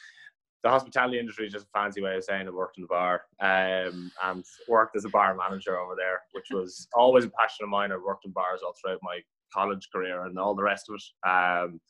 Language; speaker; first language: English; native; English